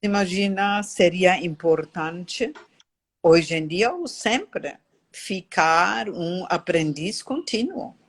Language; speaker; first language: Portuguese; non-native, learner; German